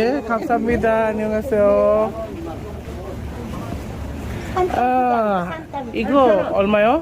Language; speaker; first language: Korean; non-native, learner; Bangla